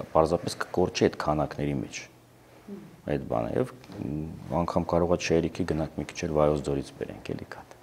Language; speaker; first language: Armenian; native; Armenian